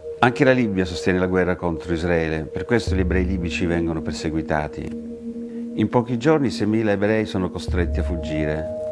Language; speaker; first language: Italian; early bilingual, heritage; Italian